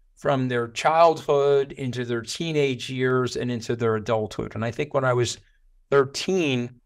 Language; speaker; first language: English; native; English